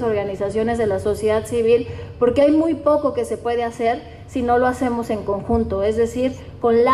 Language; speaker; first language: Spanish; native; Spanish